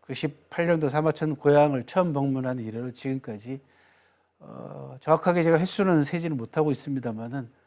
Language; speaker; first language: Korean; native; Korean